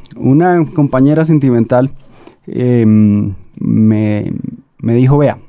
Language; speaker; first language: Spanish; native; Spanish